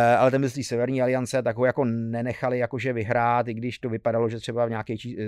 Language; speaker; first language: Czech; early bilingual, heritage; Czech